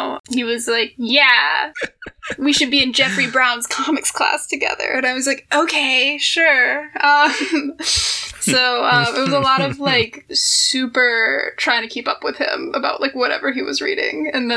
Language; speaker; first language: English; native; English